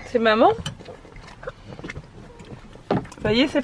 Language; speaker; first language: French; native; French